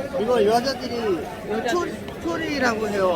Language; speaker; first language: Korean; non-native, learner; Bangla